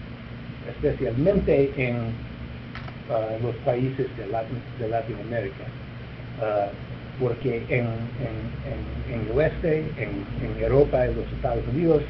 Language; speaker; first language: Spanish; non-native, learner; English